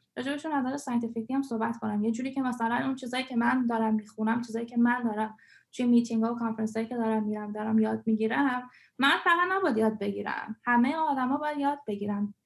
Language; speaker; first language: Persian; early bilingual, heritage; Persian